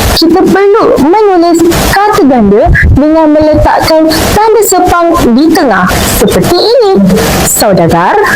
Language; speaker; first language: Malay; native; Malay